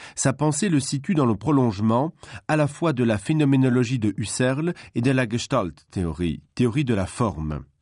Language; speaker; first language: French; non-native, local second language; Luxembourgish